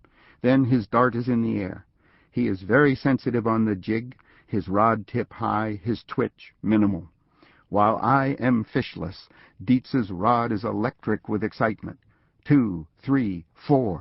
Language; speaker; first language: English; native; English